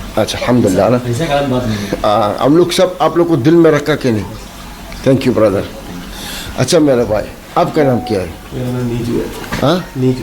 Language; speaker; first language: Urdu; non-native, learner; Arabic